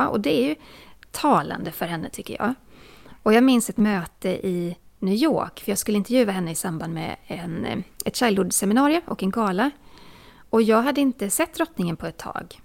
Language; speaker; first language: Swedish; native; Swedish